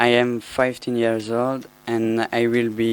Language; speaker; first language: English; non-native, learner; French